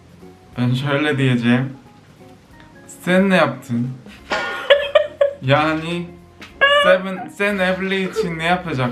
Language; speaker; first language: Turkish; non-native, fluent; Korean